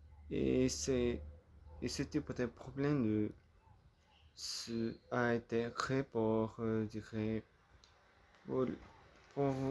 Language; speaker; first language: French; non-native, learner; Spanish